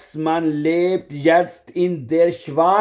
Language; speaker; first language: German; non-native, fluent; Punjabi